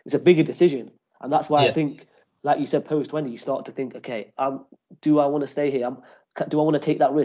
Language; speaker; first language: English; native; English